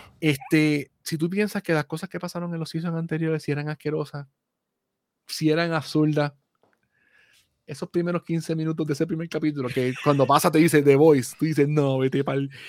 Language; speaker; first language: Spanish; native; Spanish